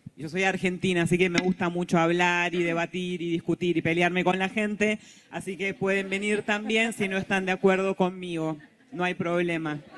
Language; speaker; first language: Spanish; native; Spanish